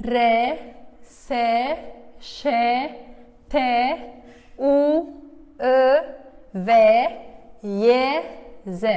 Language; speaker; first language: Turkish; non-native, fluent; Kazakh